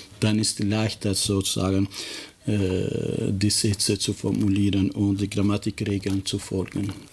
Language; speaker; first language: German; non-native, fluent; Albanian